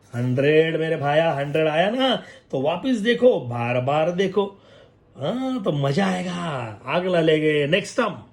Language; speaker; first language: Hindi; non-native, local second language; Marathi